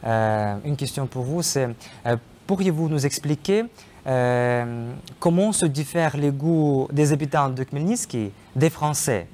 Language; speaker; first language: French; non-native, fluent; Ukrainian